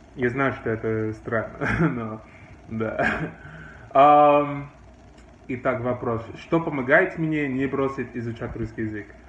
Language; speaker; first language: Russian; non-native, learner; English